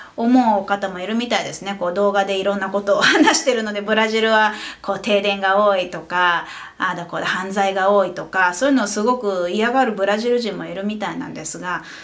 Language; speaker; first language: Japanese; native; Japanese